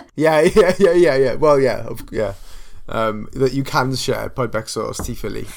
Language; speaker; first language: Welsh; non-native, local second language; English